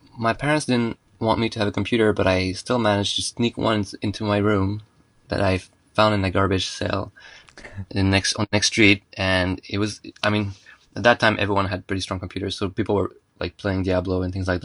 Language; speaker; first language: English; non-native, fluent; French